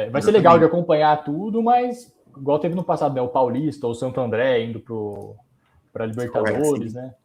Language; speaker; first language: Portuguese; native; Portuguese